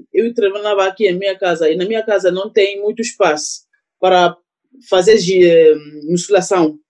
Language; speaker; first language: Portuguese; non-native, learner; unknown